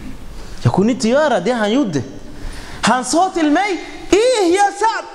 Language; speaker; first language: Swedish; non-native, fluent; Arabic